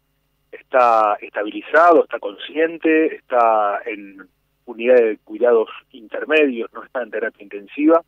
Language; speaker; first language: Spanish; native; Spanish